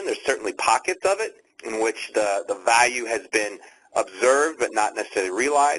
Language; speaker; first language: English; native; English